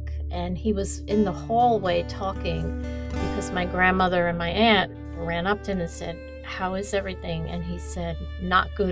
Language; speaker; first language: English; native; English